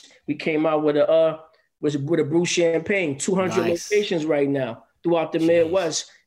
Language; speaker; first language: English; native; English